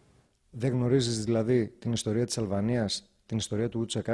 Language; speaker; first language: Greek; native; Greek